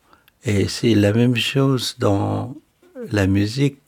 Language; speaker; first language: French; non-native, fluent; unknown